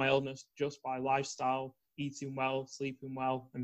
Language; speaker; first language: English; native; English